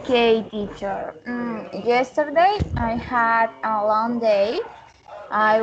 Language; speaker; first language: English; non-native, learner; Spanish